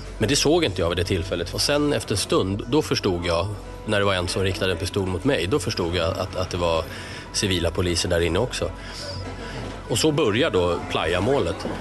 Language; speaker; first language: Swedish; native; Swedish